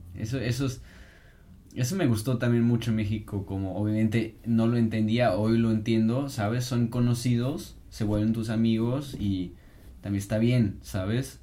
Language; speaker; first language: Spanish; non-native, fluent; German